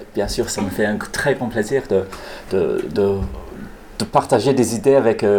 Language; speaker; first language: French; non-native, fluent; English